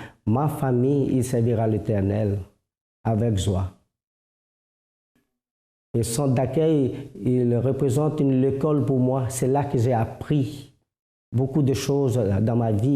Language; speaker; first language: French; non-native, fluent; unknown